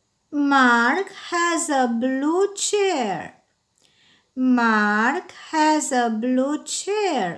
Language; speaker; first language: English; non-native, fluent; Romanian